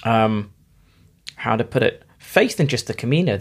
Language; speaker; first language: English; native; English